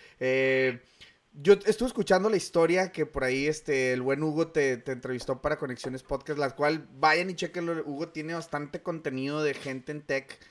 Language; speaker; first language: Spanish; native; Spanish